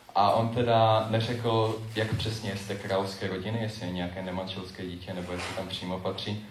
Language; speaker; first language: Czech; native; Czech